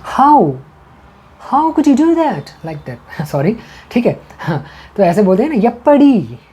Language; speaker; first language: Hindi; non-native, local second language; Tamil